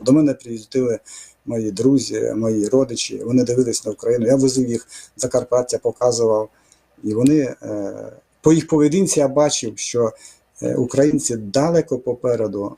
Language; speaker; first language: Ukrainian; non-native, fluent; Russian